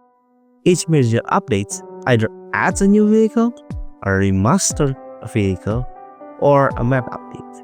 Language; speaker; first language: English; non-native, fluent; Indonesian